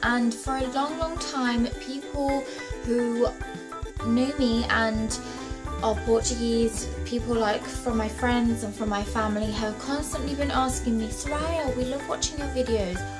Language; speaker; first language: English; early bilingual, other home language; Portuguese